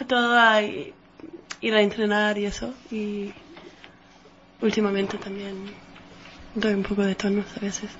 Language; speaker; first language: Spanish; non-native, fluent; Danish